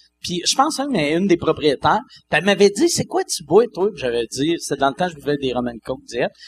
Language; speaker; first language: French; native; French